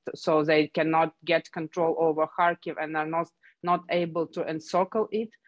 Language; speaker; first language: English; non-native, fluent; Ukrainian